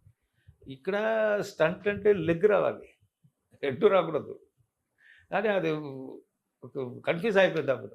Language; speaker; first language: Telugu; non-native, learner; Tamil